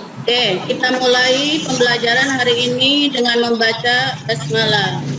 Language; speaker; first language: Indonesian; native; Indonesian